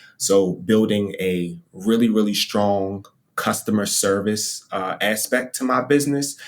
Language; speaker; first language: English; native; English